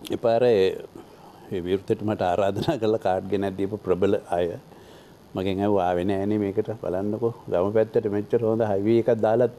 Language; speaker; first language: Sinhala; native; Sinhala